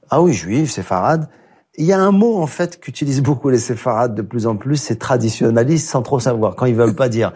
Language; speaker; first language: French; native; French